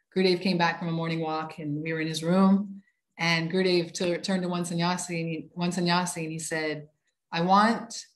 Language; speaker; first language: English; native; English